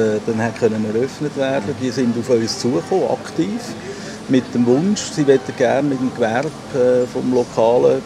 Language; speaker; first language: German; native; German